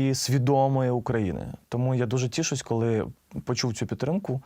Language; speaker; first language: Ukrainian; native; Ukrainian